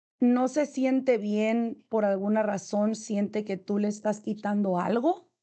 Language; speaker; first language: Spanish; native; Spanish